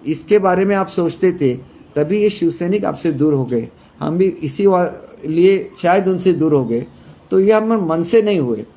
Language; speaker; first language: Hindi; non-native, local second language; Marathi